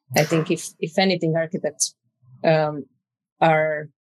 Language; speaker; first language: English; non-native, fluent; Romanian